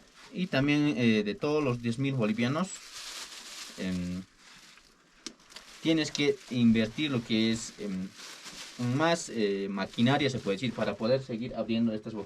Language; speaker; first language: Spanish; native; Spanish